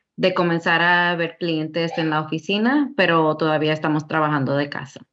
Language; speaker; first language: Spanish; early bilingual, heritage; Spanish